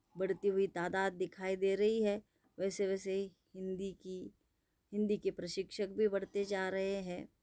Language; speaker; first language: Hindi; non-native, local second language; Marathi